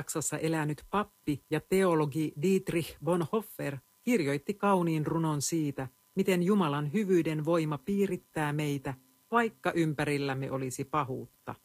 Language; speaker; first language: Finnish; native; Finnish